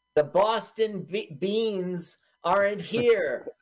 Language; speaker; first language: English; native; English